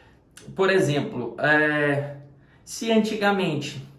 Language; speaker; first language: Portuguese; native; Portuguese